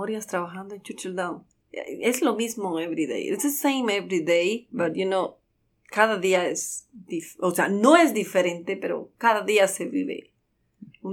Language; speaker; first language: English; non-native, learner; Spanish